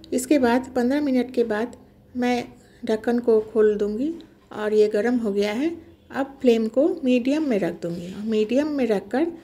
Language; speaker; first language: Hindi; non-native, local second language; Bangla